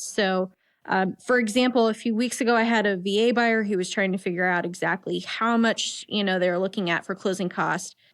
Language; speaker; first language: English; native; English